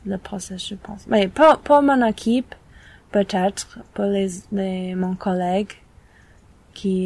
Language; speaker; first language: French; non-native, learner; English